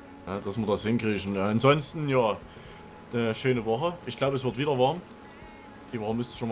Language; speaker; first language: German; native; German